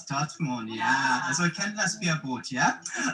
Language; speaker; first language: German; non-native, fluent; English